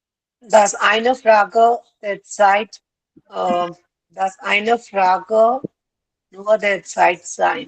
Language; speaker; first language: German; non-native, learner; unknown